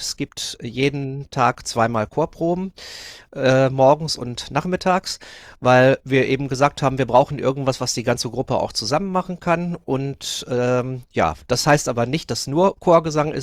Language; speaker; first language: German; native; German